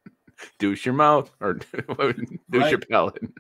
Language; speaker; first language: English; native; English